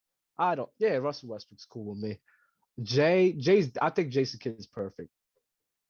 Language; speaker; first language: English; native; English